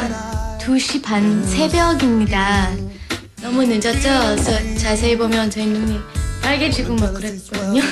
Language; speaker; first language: Korean; early bilingual, heritage; Korean